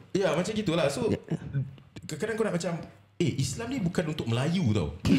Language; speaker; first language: Malay; native; Malay